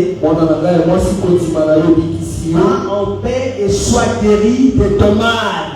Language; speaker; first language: French; non-native, local second language; Lingala